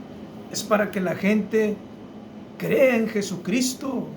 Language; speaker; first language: Spanish; native; Spanish